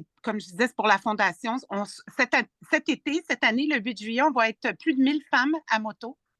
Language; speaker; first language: French; native; French